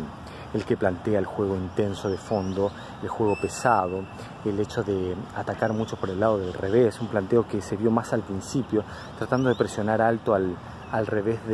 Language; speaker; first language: Spanish; native; Spanish